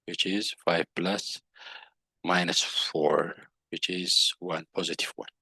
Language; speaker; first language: English; non-native, local second language; Amharic